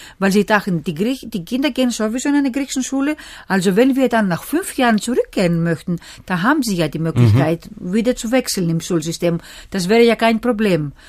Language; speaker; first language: German; early bilingual, other home language; Greek